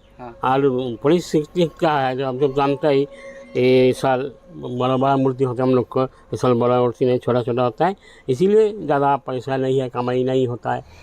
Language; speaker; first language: Hindi; non-native, local second language; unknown